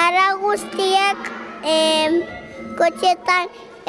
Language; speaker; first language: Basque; non-native, local second language; Spanish